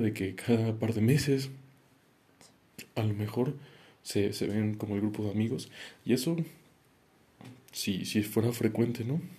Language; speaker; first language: Spanish; native; Spanish